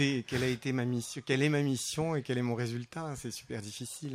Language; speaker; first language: French; native; French